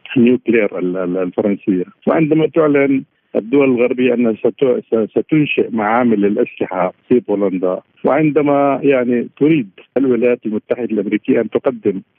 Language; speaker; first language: Arabic; native; Arabic